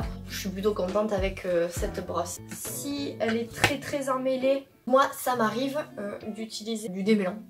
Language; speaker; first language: French; native; French